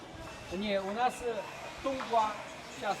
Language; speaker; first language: Russian; non-native, learner; Chinese